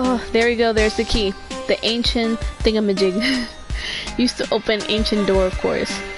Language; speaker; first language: English; early bilingual, other home language; Spanish